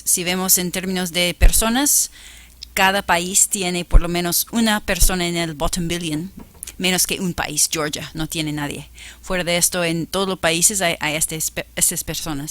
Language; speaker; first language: Spanish; non-native, fluent; English